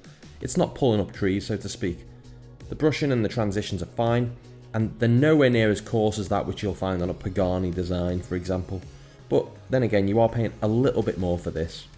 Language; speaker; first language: English; native; English